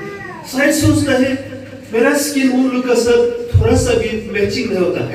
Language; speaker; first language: Hindi; non-native, local second language; Bodo